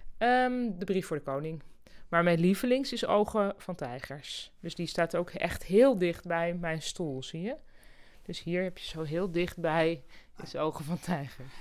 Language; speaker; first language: Dutch; native; Dutch